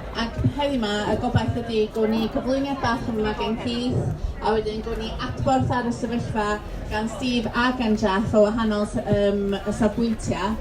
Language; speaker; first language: Welsh; native; Welsh